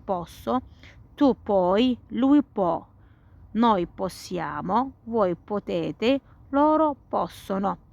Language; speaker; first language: Italian; non-native, fluent; Arabic